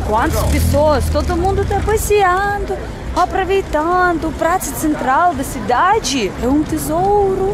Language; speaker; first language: Portuguese; non-native, fluent; Russian